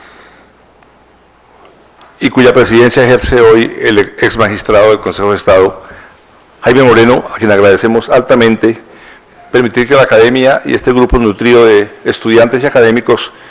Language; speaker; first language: Spanish; native; Spanish